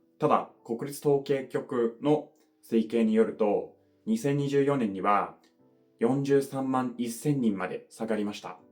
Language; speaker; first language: Japanese; non-native, fluent; English